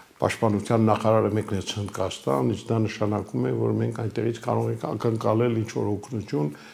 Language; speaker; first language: Armenian; native; Armenian